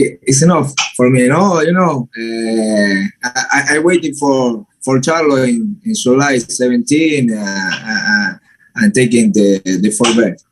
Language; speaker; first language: English; non-native, learner; Spanish